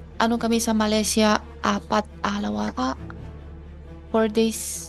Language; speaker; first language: Filipino; non-native, learner; Chinese